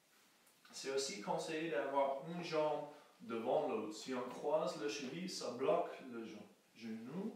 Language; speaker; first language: French; non-native, fluent; English